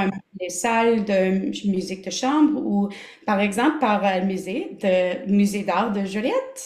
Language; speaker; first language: French; non-native, local second language; English